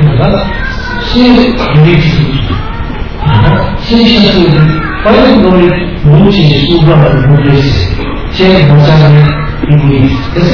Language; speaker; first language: Russian; non-native, learner; Tibetan